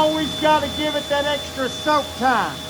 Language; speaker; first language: English; native; English